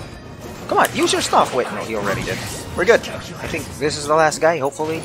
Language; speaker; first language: English; native; English